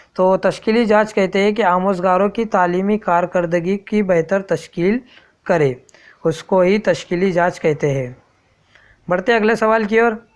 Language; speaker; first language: Urdu; native; Urdu